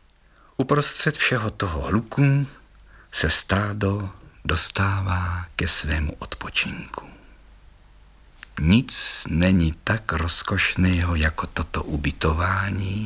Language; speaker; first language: Czech; native; Czech